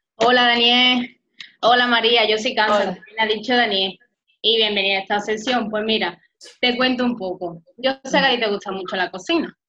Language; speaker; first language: Spanish; early bilingual, other home language; Arabic